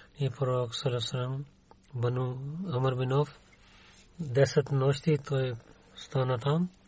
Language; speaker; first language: Bulgarian; non-native, learner; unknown